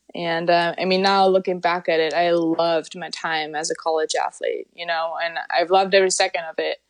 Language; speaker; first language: English; non-native, fluent; German